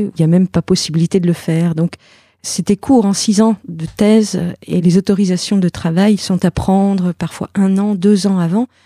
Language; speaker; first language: French; native; French